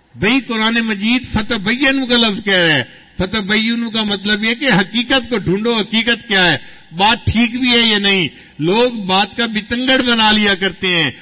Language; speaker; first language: Urdu; non-native, local second language; Punjabi